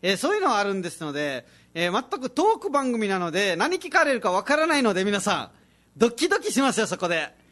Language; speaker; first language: Japanese; non-native, fluent; Nepali